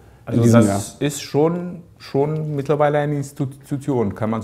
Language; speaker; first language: German; native; German